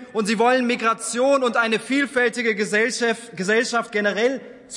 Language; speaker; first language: German; early bilingual, other home language; Turkish